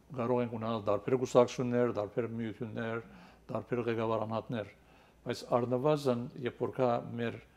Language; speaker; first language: Armenian; early bilingual, heritage; Armenian